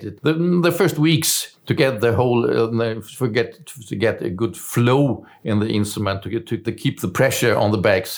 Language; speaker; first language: English; non-native, fluent; German